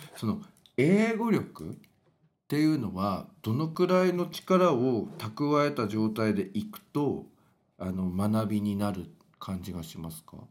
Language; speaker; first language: Japanese; native; Japanese